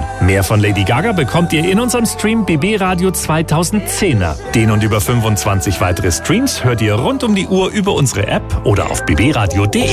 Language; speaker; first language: German; native; German